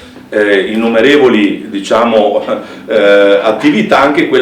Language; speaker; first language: Italian; native; Italian